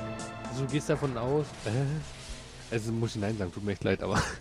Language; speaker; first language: German; native; German